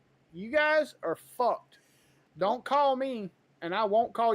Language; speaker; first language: English; native; English